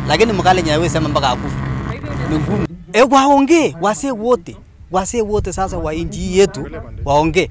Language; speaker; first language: Swahili; non-native, local second language; Kalenjin